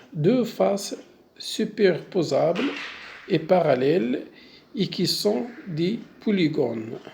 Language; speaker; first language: French; non-native, local second language; Arabic